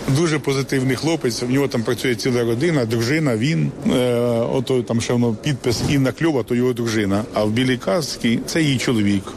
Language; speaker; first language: Ukrainian; native; Ukrainian